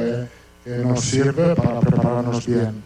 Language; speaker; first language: Spanish; non-native, fluent; Italian